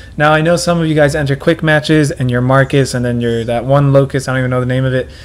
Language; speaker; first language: English; native; English